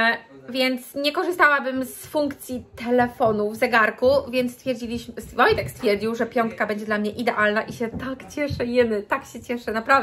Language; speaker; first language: Polish; native; Polish